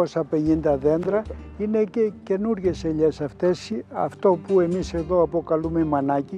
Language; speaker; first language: Greek; native; Greek